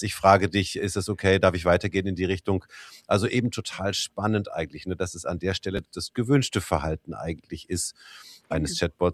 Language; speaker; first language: German; native; German